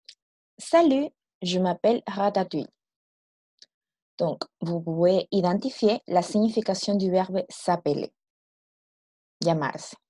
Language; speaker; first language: French; non-native, fluent; Spanish